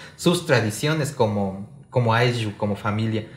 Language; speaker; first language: Spanish; native; Spanish